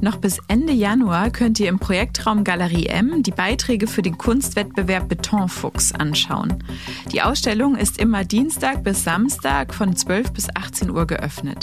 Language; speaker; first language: German; native; German